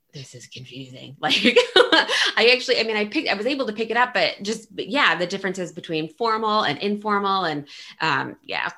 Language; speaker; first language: English; early bilingual, other home language; Italian